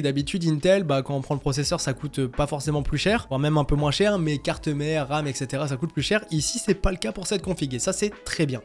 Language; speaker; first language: French; native; French